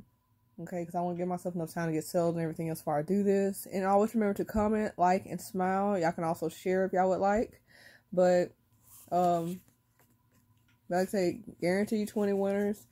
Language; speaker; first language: English; native; English